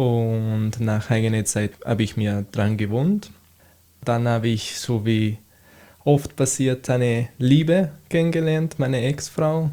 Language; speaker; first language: German; non-native, fluent; Italian